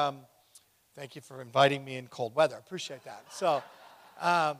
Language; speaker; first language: English; native; English